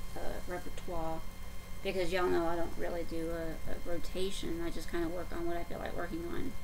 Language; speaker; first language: English; native; English